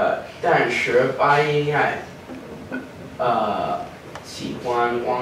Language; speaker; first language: Chinese; non-native, learner; English